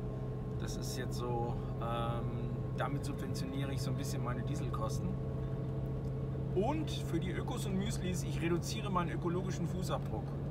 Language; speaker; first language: German; native; German